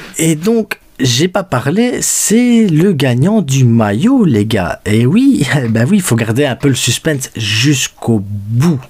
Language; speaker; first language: French; early bilingual, other home language; Spanish